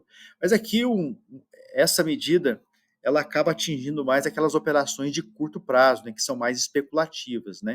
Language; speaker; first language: Portuguese; native; Portuguese